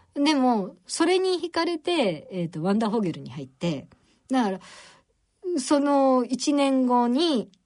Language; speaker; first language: Japanese; native; Japanese